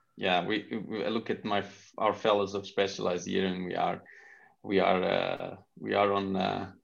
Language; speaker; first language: English; non-native, fluent; Portuguese